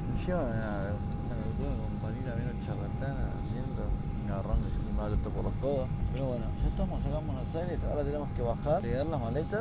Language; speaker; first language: Spanish; native; Spanish